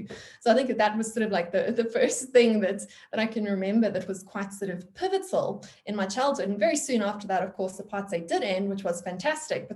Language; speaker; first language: English; native; English